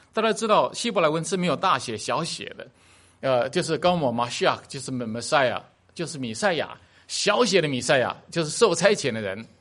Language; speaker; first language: Chinese; native; Chinese